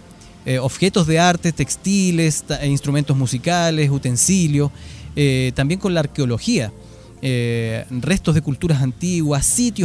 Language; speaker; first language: Spanish; native; Spanish